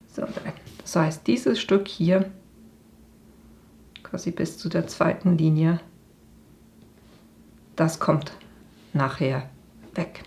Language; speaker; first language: German; native; German